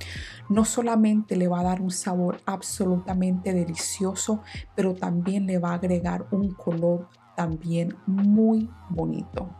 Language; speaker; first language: Spanish; non-native, fluent; English